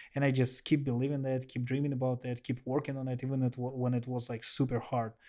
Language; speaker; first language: English; non-native, learner; Russian